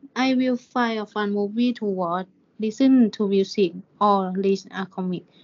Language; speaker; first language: English; non-native, learner; Thai